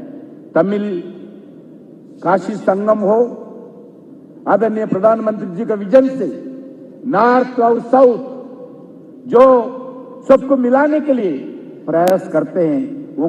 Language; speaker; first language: Hindi; non-native, local second language; Telugu